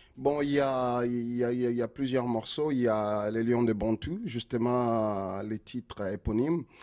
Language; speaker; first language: French; non-native, local second language; Lingala